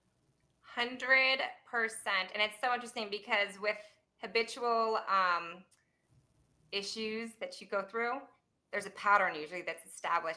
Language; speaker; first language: English; native; English